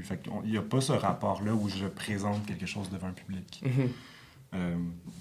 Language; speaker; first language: French; native; French